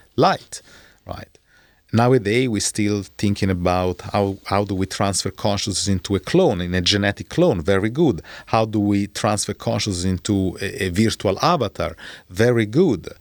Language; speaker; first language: English; non-native, fluent; Italian